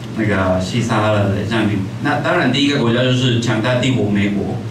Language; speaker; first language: Chinese; native; Chinese